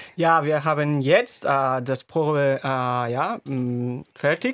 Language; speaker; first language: German; non-native, fluent; Spanish